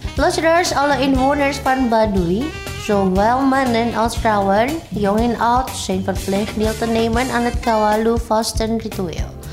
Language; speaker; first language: Dutch; non-native, fluent; Indonesian